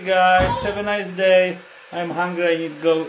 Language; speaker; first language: English; non-native, learner; Polish